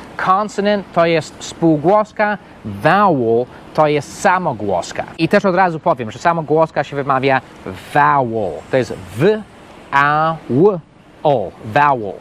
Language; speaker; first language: Polish; non-native, fluent; English